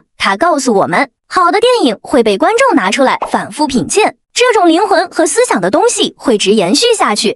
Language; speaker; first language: Chinese; native; Chinese